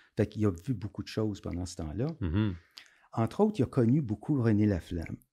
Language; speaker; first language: French; native; French